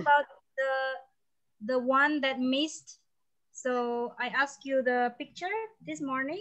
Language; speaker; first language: English; non-native, learner; Indonesian